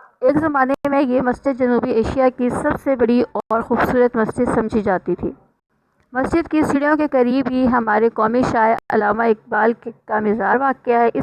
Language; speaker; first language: Urdu; native; Urdu